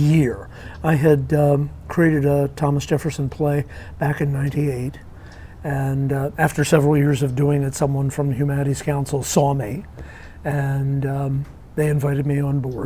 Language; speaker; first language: English; native; English